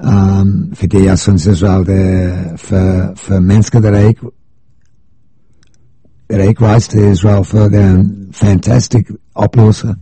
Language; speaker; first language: Danish; non-native, fluent; English